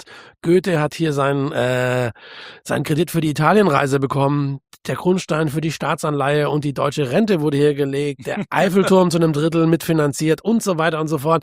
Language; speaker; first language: German; native; German